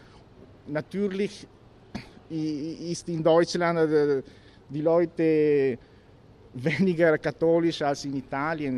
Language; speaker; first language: German; non-native, learner; Italian